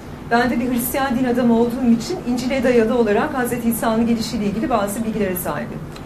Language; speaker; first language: Turkish; native; Turkish